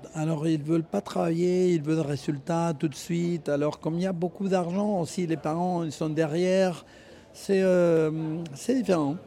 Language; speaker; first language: French; non-native, fluent; Spanish